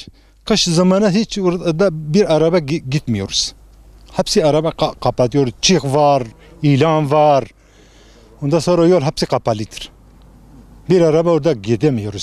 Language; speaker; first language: Turkish; non-native, local second language; Kurdish